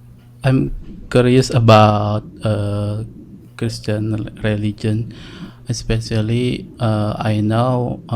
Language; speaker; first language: English; non-native, learner; Indonesian